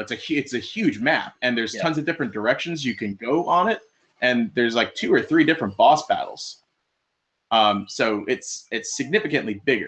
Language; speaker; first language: English; native; English